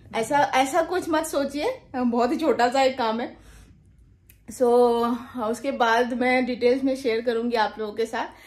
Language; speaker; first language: Hindi; non-native, local second language; Bangla